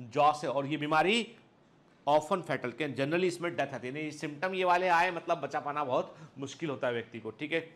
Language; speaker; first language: Hindi; native; Hindi